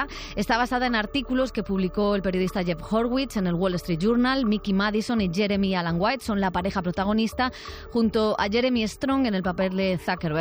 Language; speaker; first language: Spanish; native; Spanish